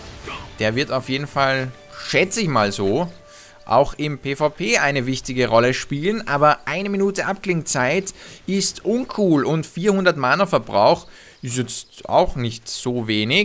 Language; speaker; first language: German; native; German